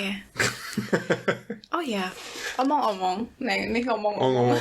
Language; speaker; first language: Indonesian; native; Indonesian